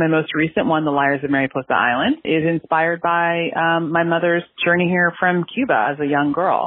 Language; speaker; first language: English; native; English